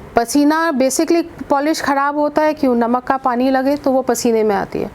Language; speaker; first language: Hindi; native; Hindi